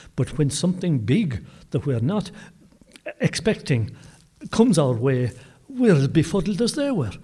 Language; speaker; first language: English; native; English